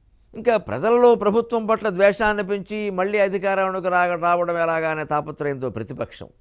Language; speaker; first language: Telugu; native; Telugu